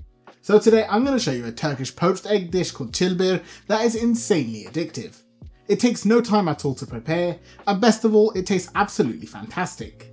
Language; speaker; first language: English; native; English